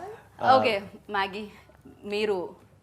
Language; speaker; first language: Telugu; native; Telugu